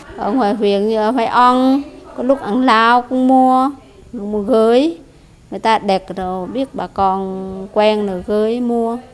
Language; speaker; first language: Vietnamese; non-native, local second language; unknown